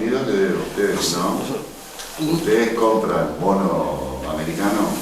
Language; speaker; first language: Spanish; native; Spanish